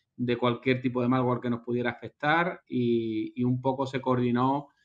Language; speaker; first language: Spanish; native; Spanish